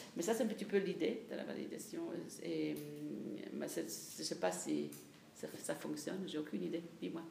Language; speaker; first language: French; non-native, fluent; Italian